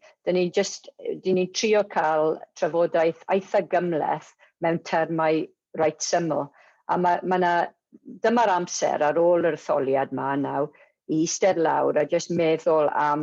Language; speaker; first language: Welsh; non-native, local second language; English